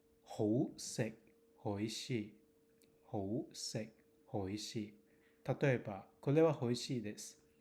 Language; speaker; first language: Japanese; non-native, fluent; Cantonese